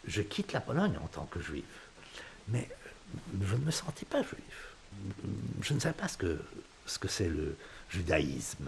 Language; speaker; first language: French; non-native, fluent; Polish